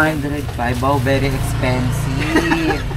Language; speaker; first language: English; non-native, local second language; Filipino